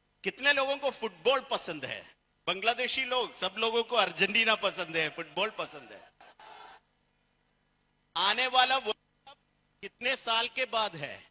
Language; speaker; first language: Hindi; non-native, fluent; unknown